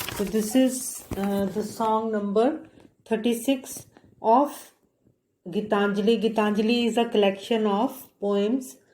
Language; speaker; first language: English; non-native, local second language; Punjabi